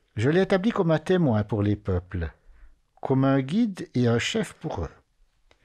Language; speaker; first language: French; native; French